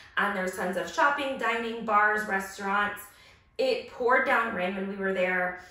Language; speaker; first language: English; native; English